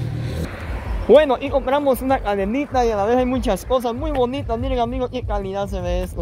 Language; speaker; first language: Spanish; native; Spanish